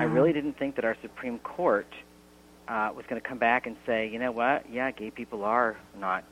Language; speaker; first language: English; native; English